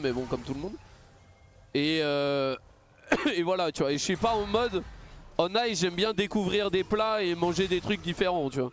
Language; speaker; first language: French; native; French